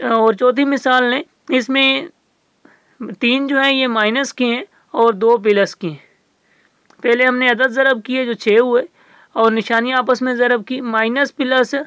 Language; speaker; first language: Urdu; non-native, local second language; Sindhi